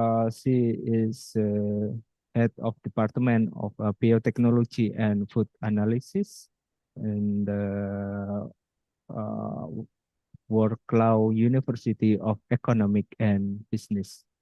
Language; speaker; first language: English; non-native, fluent; Indonesian